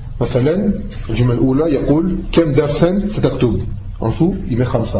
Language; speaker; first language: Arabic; non-native, fluent; French